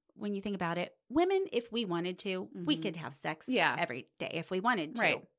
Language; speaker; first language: English; native; English